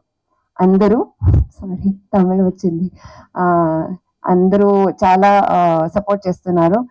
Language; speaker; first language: Telugu; non-native, fluent; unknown